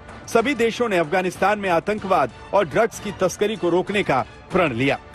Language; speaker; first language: Hindi; native; Hindi